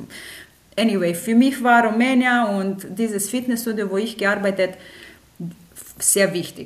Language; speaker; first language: German; non-native, fluent; Romanian